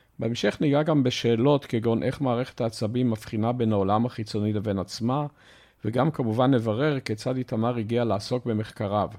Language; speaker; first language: Hebrew; native; Hebrew